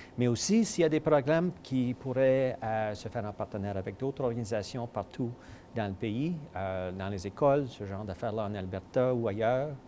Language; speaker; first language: French; native; French